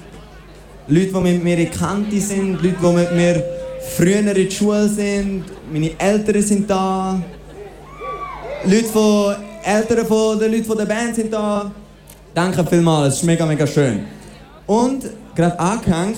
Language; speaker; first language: German; native; German